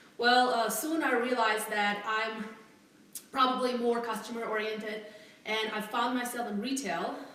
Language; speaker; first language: English; non-native, fluent; Russian